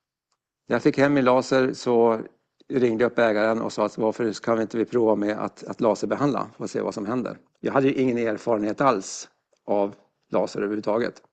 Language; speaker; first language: Swedish; native; Swedish